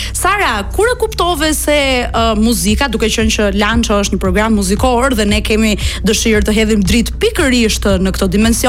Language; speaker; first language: Albanian; native; Albanian